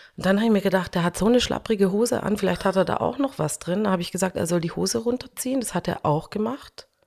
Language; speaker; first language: German; early bilingual, other home language; Hungarian